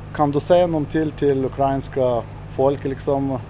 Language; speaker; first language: Swedish; non-native, learner; Ukrainian